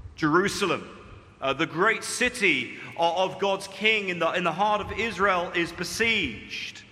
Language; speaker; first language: English; native; English